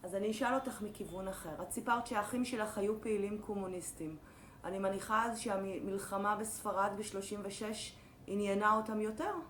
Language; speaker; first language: Hebrew; native; Hebrew